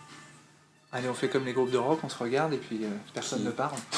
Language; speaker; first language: French; native; French